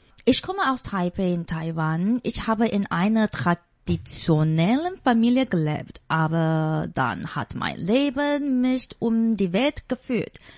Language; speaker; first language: German; non-native, fluent; Chinese